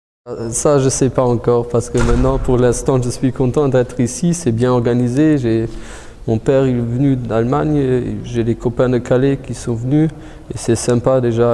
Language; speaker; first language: French; early bilingual, heritage; German